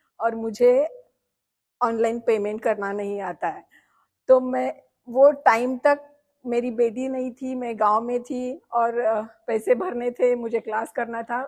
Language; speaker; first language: Hindi; non-native, local second language; Marathi